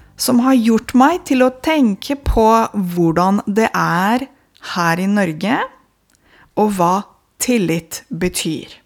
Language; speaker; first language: Norwegian; non-native, fluent; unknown